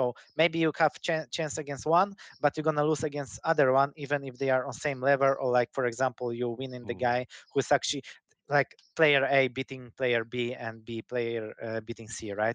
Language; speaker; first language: English; non-native, fluent; Polish